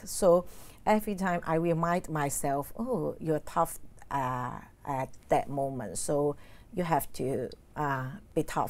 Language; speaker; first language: English; non-native, learner; Cantonese